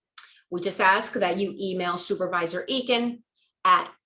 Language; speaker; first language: English; native; English